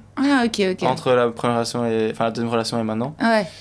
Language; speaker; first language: French; native; French